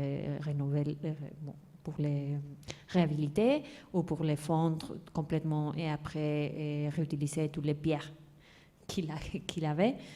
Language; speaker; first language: French; non-native, fluent; Spanish